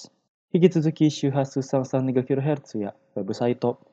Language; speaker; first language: Japanese; non-native, fluent; Indonesian